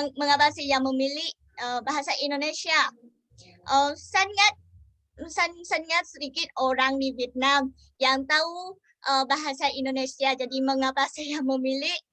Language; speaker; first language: Indonesian; non-native, learner; Vietnamese